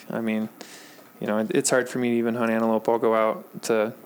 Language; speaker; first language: English; native; English